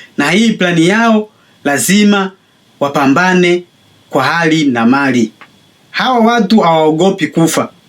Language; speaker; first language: Swahili; native; Swahili